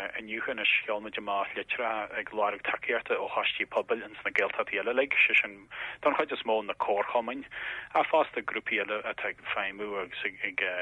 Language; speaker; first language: Irish; native; Irish